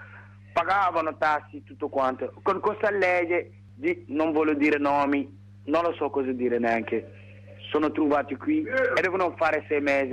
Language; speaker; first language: Italian; non-native, learner; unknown